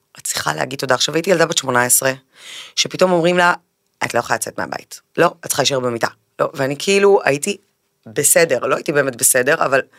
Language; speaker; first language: Hebrew; early bilingual, other home language; Spanish